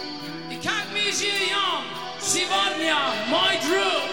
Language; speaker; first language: Russian; non-native, learner; German